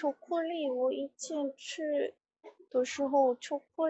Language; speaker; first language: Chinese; non-native, learner; Korean